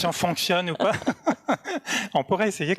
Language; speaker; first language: French; native; French